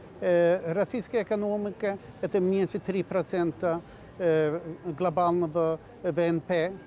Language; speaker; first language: Russian; non-native, fluent; Swedish